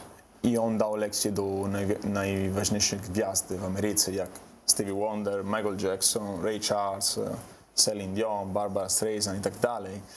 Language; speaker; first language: Polish; non-native, learner; Italian